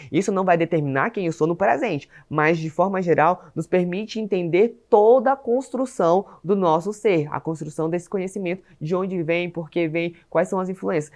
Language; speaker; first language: Portuguese; native; Portuguese